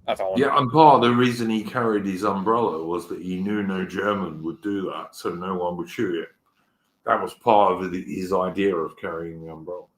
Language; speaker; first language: English; native; English